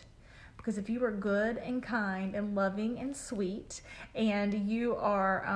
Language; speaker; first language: English; native; English